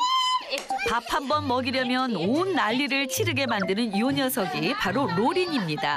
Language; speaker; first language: Korean; native; Korean